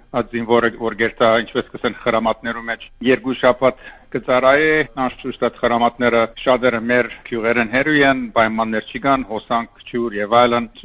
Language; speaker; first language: Armenian; early bilingual, heritage; Armenian